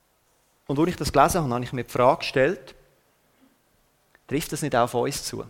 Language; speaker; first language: German; native; German